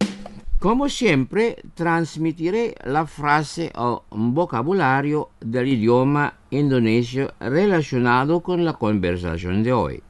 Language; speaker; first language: Spanish; non-native, fluent; Indonesian